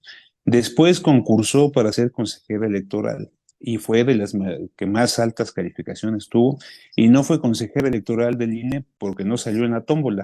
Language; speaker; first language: Spanish; native; Spanish